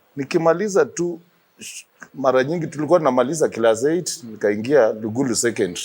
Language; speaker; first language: Swahili; non-native, local second language; Luyia